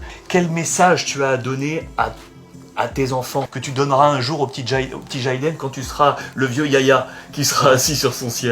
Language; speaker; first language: French; native; French